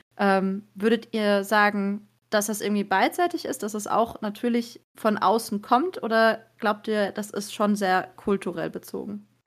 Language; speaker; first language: German; early bilingual, other home language; Persian